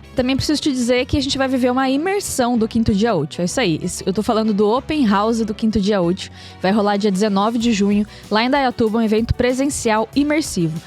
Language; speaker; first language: Portuguese; native; Portuguese